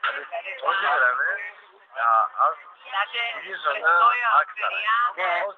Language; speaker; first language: Bulgarian; non-native, learner; Turkish